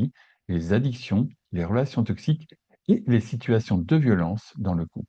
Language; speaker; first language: French; native; French